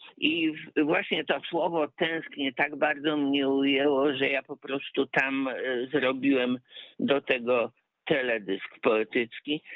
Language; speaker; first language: Polish; native; Polish